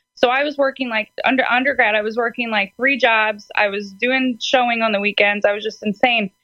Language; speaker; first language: English; native; English